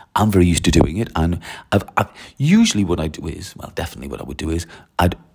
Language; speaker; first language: English; native; English